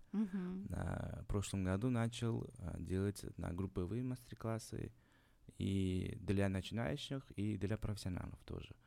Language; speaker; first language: Russian; non-native, local second language; Uzbek